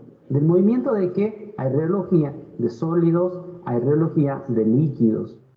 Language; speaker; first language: Spanish; native; Spanish